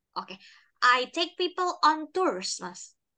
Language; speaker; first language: English; non-native, fluent; Indonesian